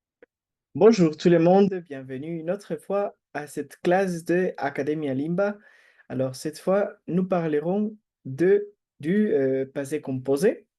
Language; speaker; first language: French; non-native, fluent; Spanish